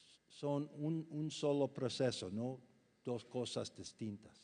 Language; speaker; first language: Spanish; non-native, fluent; English